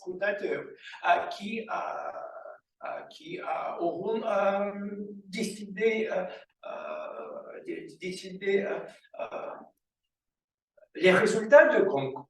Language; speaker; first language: French; non-native, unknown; Russian